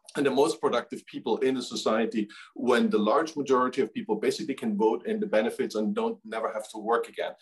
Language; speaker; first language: English; non-native, fluent; German